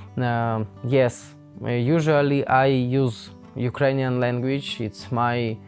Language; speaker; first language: English; non-native, learner; Ukrainian